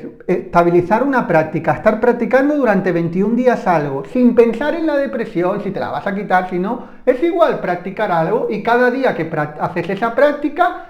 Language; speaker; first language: Spanish; native; Spanish